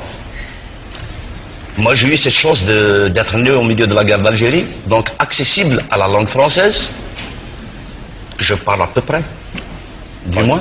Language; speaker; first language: French; non-native, local second language; Kabyle